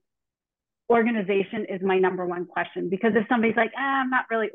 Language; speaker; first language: English; native; English